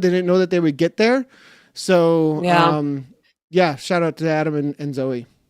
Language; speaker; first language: English; native; English